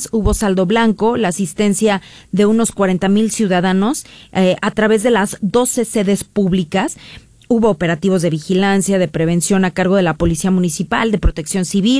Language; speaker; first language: Spanish; native; Spanish